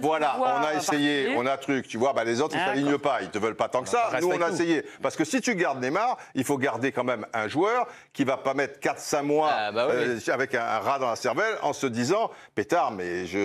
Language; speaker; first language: French; native; French